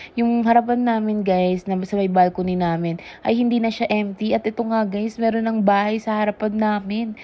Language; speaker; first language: Filipino; native; Filipino